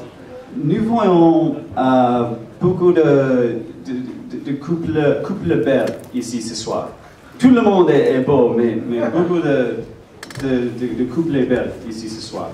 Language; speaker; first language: French; non-native, learner; English